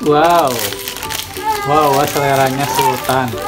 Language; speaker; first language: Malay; non-native, local second language; Sundanese